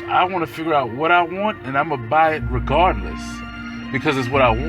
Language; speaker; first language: English; native; English